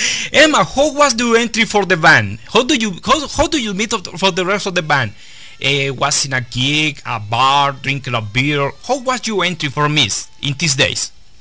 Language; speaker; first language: English; non-native, learner; Spanish